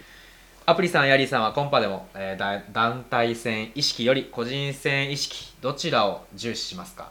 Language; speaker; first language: Japanese; native; Japanese